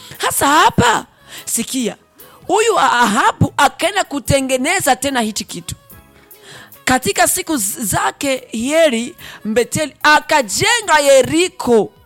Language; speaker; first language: Swahili; non-native, local second language; Rundi